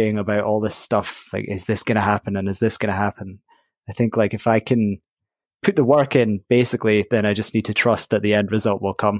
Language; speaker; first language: English; native; English